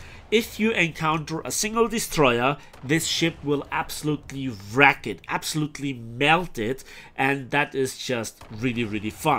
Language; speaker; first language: English; non-native, fluent; German